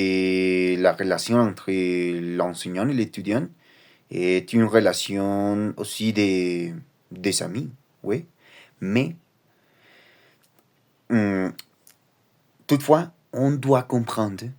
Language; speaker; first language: French; non-native, learner; Spanish